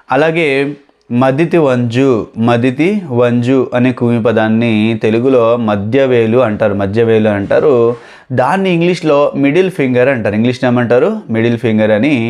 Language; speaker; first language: Telugu; non-native, local second language; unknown